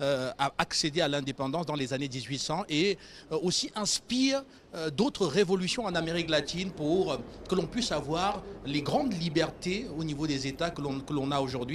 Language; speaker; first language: French; native; French